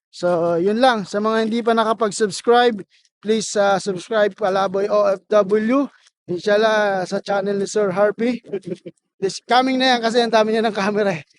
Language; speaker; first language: Filipino; native; Filipino